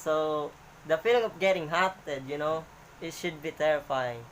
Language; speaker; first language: English; native; English